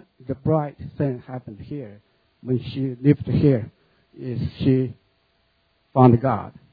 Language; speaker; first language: English; non-native, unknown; Chinese